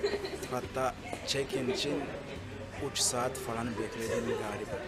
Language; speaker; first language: Turkish; non-native, fluent; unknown